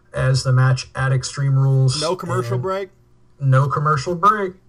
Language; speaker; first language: English; native; English